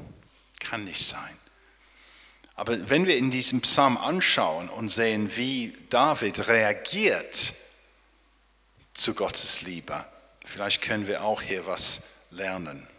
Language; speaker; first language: German; non-native, fluent; English